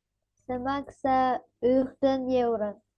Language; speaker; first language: Finnish; non-native, learner; Russian